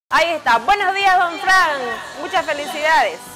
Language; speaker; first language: Spanish; native; Spanish